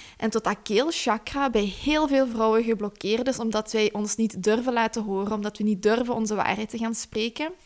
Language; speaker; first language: Dutch; native; Dutch